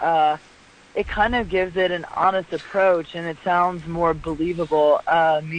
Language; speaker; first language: English; native; English